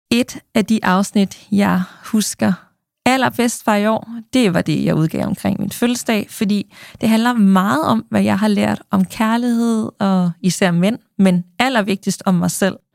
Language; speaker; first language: Danish; native; Danish